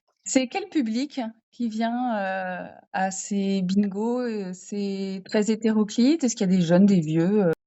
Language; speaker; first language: French; native; French